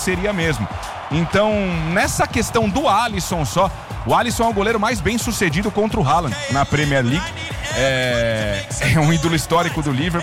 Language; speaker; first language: Portuguese; native; Portuguese